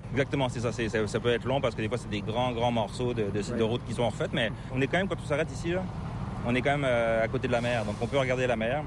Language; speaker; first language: French; native; French